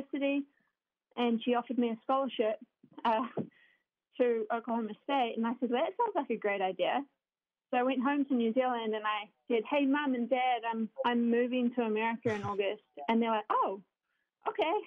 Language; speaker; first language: English; native; English